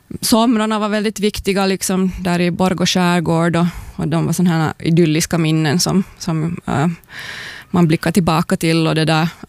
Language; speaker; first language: Swedish; native; Swedish